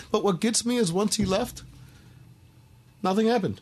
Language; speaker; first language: English; early bilingual, other home language; Spanish